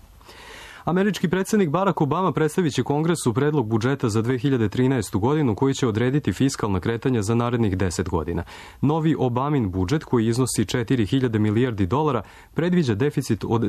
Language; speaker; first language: Croatian; native; Croatian